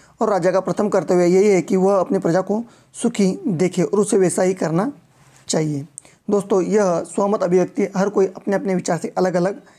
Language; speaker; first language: Hindi; non-native, local second language; Marathi